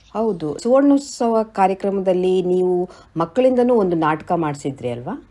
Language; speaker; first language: Kannada; native; Kannada